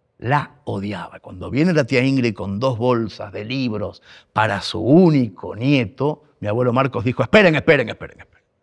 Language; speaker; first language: Spanish; native; Spanish